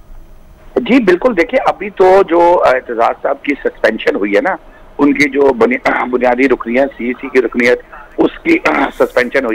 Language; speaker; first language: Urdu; non-native, local second language; Punjabi